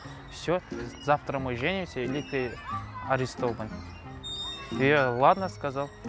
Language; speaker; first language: Russian; non-native, local second language; Kazakh